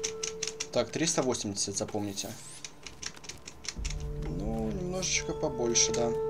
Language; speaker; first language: Russian; native; Russian